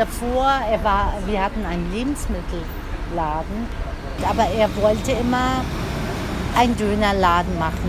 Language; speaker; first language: German; early bilingual, other home language; Turkish